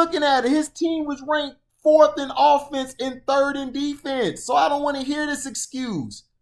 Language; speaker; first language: English; native; English